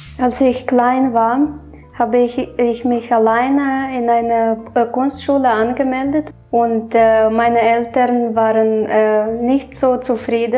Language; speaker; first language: German; non-native, fluent; Romanian